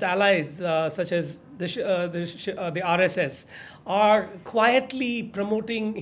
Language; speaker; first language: English; non-native, local second language; Tamil